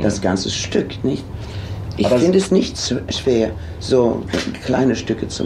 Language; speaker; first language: German; non-native, fluent; Swedish